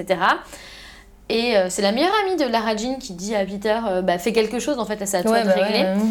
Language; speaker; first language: French; native; French